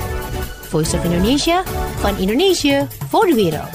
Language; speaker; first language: Dutch; non-native, fluent; Indonesian